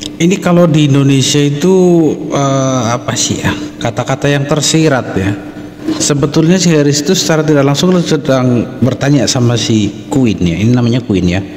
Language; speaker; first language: Indonesian; native; Indonesian